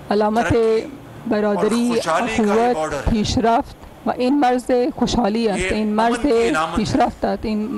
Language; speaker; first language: Persian; non-native, learner; Urdu